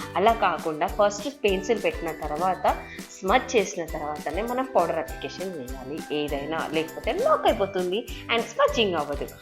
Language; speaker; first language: Telugu; non-native, local second language; Marathi